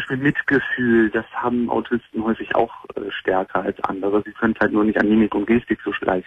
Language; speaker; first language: German; native; German